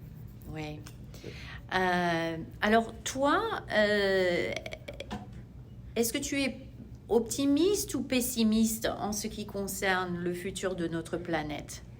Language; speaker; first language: French; non-native, fluent; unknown